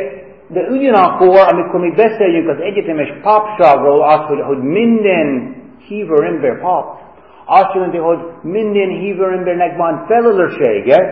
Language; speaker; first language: Hungarian; non-native, fluent; English